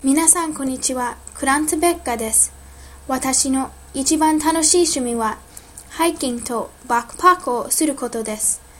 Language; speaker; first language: Japanese; non-native, learner; English